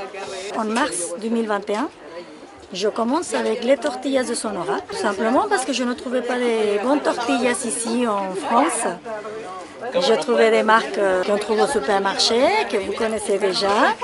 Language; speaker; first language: French; non-native, fluent; Spanish